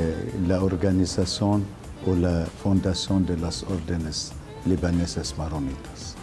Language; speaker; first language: Spanish; non-native, fluent; Arabic